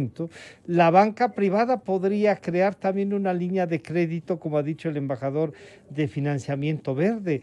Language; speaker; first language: Spanish; native; Spanish